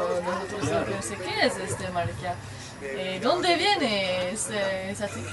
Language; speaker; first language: Spanish; non-native, learner; French